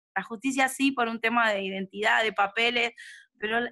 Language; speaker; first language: Spanish; native; Spanish